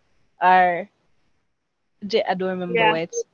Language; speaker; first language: English; native; English